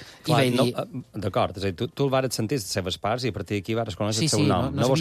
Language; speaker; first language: Catalan; native; Catalan